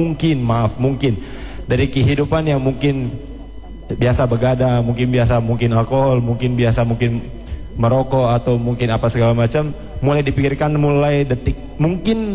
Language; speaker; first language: Indonesian; native; Indonesian